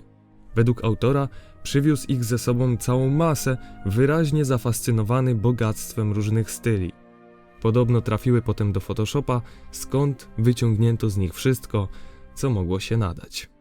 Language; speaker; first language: Polish; native; Polish